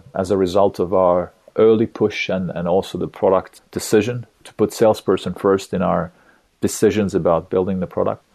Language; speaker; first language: English; non-native, fluent; Estonian